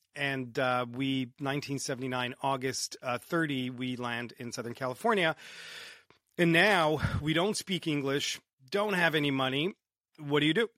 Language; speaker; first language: English; early bilingual, other home language; Romanian